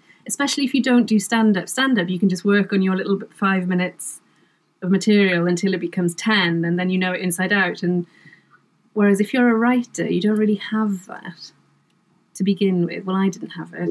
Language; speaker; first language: English; non-native, local second language; Welsh